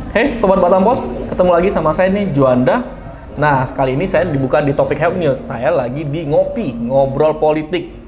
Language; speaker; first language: Indonesian; native; Indonesian